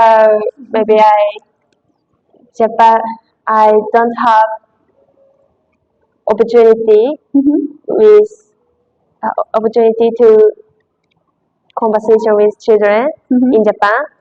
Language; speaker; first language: English; non-native, learner; Japanese